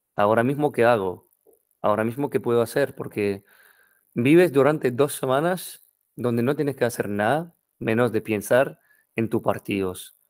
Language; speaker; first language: Spanish; non-native, fluent; French